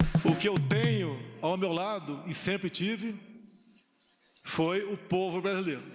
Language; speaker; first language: Portuguese; native; Portuguese